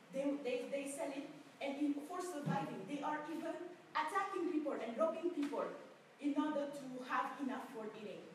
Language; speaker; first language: English; non-native, fluent; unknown